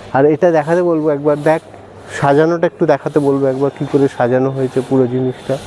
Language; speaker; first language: Bangla; native; Bangla